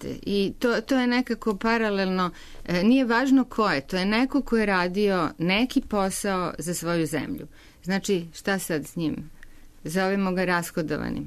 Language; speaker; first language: Serbian; native; Serbian